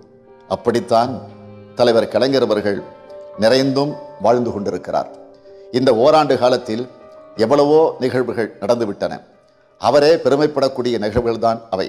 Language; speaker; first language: Tamil; native; Tamil